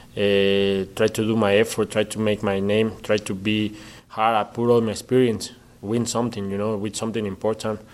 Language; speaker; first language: English; non-native, learner; Spanish